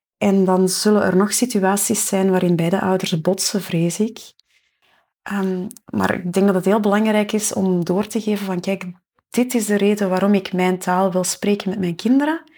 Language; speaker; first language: Dutch; native; Dutch